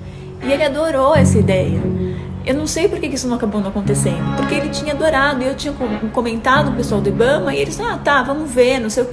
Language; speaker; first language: Portuguese; native; Portuguese